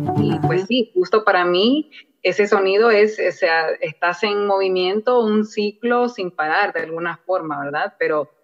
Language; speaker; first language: Spanish; early bilingual, other home language; English